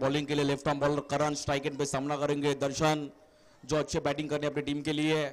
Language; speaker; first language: Hindi; non-native, local second language; Marathi